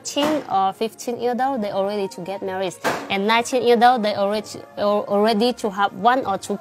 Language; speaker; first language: English; non-native, learner; Iu Mien